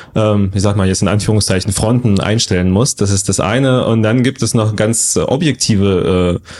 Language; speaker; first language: German; non-native, fluent; Russian